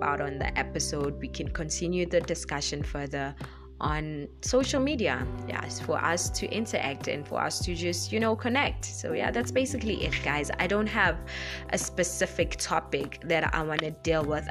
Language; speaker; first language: English; non-native, local second language; Zulu